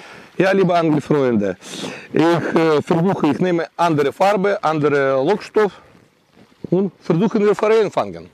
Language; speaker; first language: German; non-native, learner; Russian